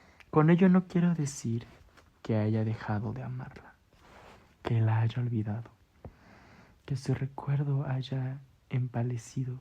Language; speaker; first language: Spanish; native; Spanish